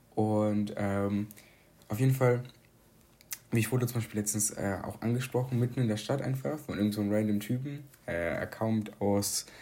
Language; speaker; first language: German; early bilingual, other home language; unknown